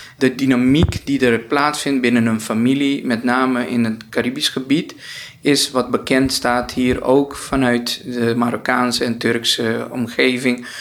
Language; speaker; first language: Dutch; non-native, local second language; Papiamento